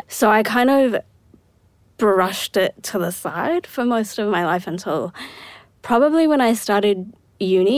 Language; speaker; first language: English; native; English